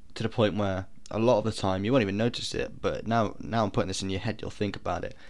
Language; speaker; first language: English; native; English